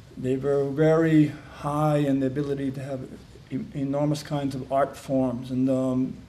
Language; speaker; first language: English; native; English